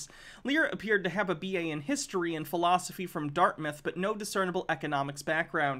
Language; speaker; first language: English; native; English